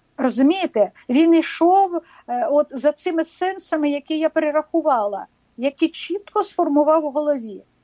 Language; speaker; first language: Ukrainian; non-native, local second language; Russian